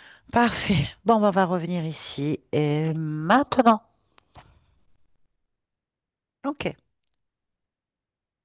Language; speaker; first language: French; native; French